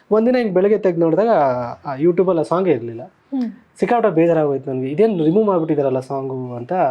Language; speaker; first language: Kannada; native; Kannada